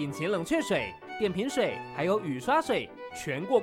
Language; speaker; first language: Chinese; native; Chinese